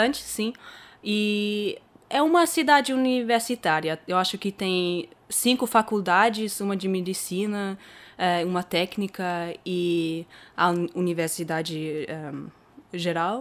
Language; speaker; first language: Portuguese; early bilingual, heritage; German